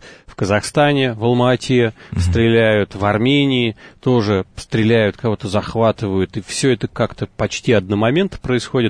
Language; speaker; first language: Russian; native; Russian